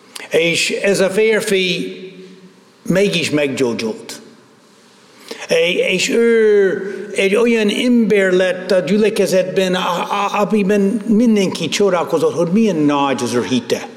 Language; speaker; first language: Hungarian; non-native, fluent; English